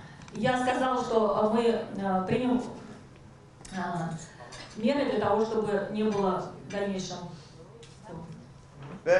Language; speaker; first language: Russian; native; Russian